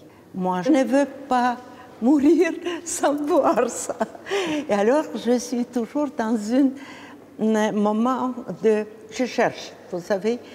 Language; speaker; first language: French; non-native, fluent; Russian